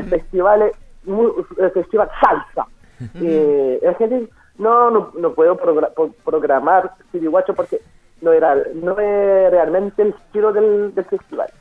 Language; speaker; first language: Spanish; non-native, fluent; French